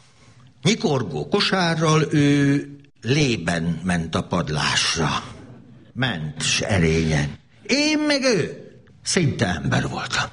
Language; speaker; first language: Hungarian; native; Hungarian